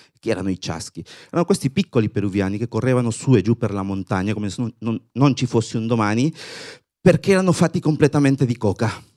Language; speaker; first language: Italian; non-native, fluent; Spanish